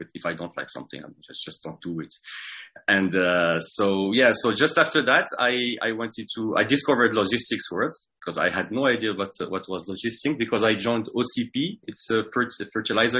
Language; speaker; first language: English; non-native, fluent; French